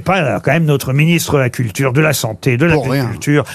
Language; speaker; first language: French; native; French